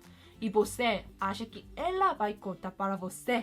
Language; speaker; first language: Portuguese; non-native, fluent; Korean